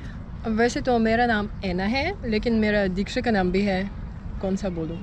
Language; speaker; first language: Hindi; non-native, fluent; Russian